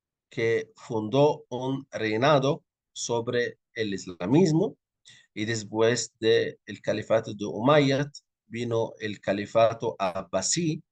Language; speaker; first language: Spanish; non-native, fluent; Arabic